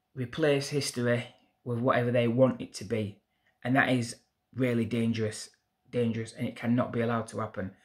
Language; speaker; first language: English; native; English